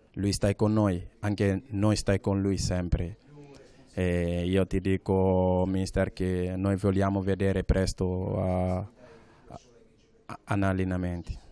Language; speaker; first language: Italian; non-native, learner; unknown